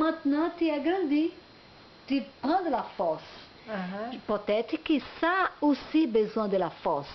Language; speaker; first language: French; non-native, learner; Portuguese